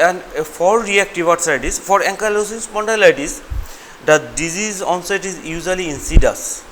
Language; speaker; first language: English; non-native, local second language; Bangla